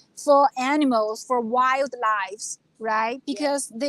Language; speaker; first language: English; non-native, fluent; Chinese